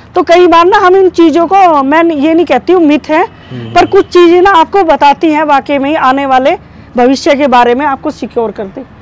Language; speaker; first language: Hindi; native; Hindi